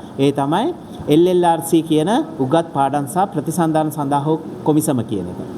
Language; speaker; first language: Sinhala; non-native, local second language; Tamil